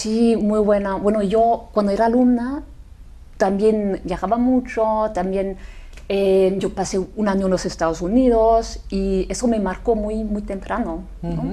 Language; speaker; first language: Spanish; non-native, fluent; German